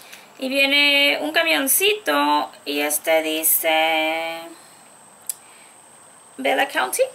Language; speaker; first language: Spanish; native; Spanish